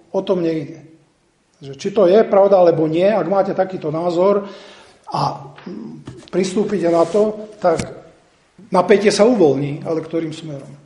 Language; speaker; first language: Slovak; native; Slovak